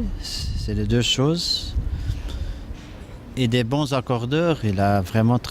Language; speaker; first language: French; non-native, fluent; Portuguese